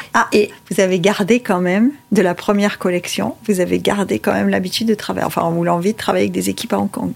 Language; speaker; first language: French; native; French